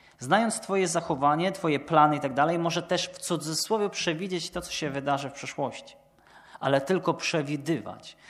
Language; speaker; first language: Polish; native; Polish